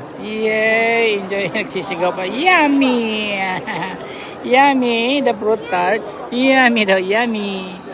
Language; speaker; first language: Filipino; native; Filipino